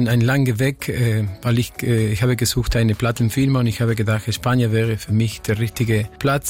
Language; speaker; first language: German; non-native, fluent; Spanish